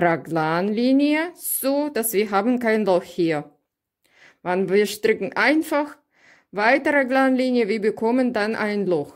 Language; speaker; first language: German; non-native, learner; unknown